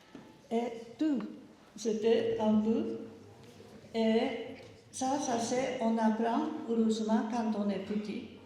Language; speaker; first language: French; non-native, learner; Japanese